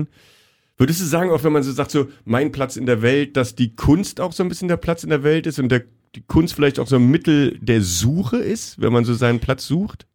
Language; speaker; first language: German; native; German